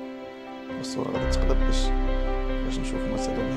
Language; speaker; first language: Arabic; native; Arabic